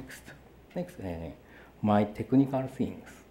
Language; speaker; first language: English; non-native, learner; Japanese